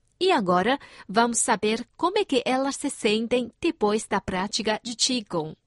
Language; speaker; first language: Portuguese; non-native, fluent; Chinese